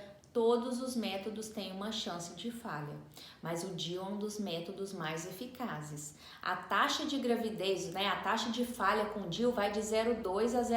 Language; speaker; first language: Portuguese; native; Portuguese